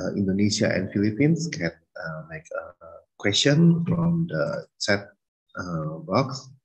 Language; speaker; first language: English; non-native, fluent; Indonesian